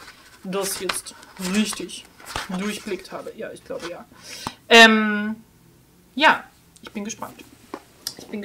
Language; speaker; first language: German; native; German